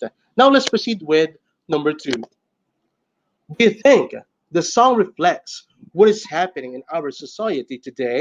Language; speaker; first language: English; non-native, local second language; Filipino